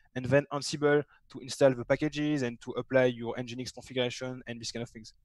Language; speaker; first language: English; non-native, fluent; French